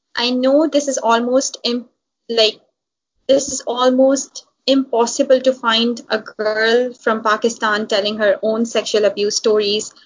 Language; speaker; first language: English; non-native, local second language; Urdu